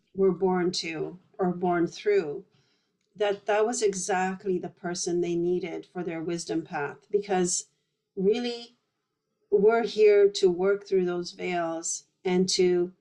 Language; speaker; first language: English; early bilingual, other home language; Polish